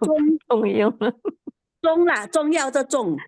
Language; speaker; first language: Chinese; non-native, learner; Indonesian